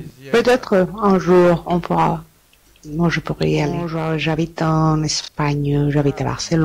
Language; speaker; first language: French; non-native, learner; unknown